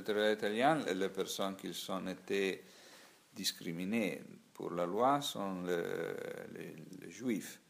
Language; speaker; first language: French; non-native, learner; Italian